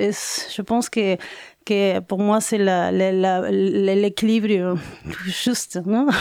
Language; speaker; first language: French; non-native, learner; Spanish